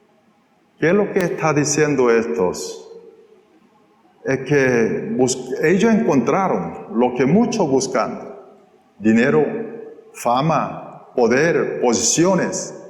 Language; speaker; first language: Spanish; non-native, fluent; Korean